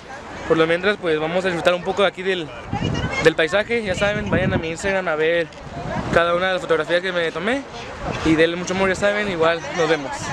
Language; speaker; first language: Spanish; native; Spanish